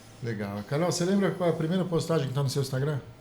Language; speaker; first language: Portuguese; native; Portuguese